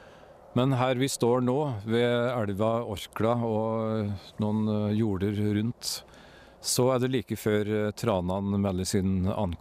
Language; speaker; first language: Norwegian; native; Norwegian